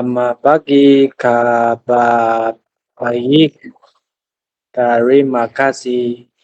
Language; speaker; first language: Indonesian; non-native, learner; Chinese